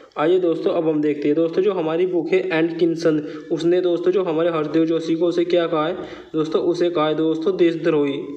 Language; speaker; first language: Hindi; native; Hindi